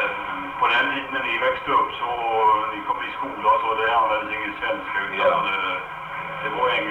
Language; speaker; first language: Swedish; non-native, fluent; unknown